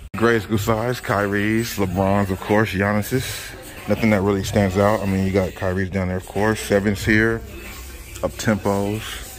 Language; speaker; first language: English; native; English